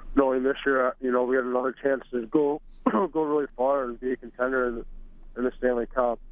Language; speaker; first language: English; native; English